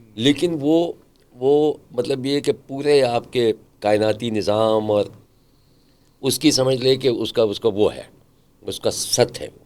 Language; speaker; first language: Urdu; native; Urdu